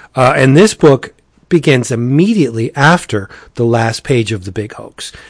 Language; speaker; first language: English; native; English